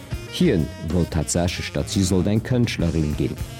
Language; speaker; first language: German; non-native, local second language; Luxembourgish